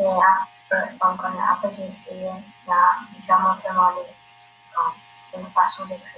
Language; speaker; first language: French; non-native, learner; English